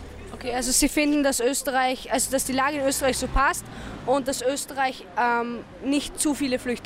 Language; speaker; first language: German; native; German